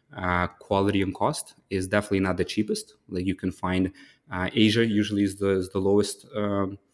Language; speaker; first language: English; early bilingual, other home language; Ukrainian